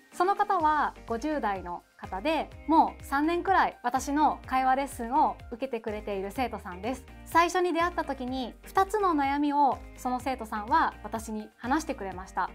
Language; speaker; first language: Japanese; native; Japanese